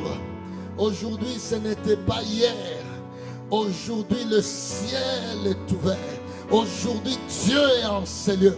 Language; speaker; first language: French; non-native, local second language; Lingala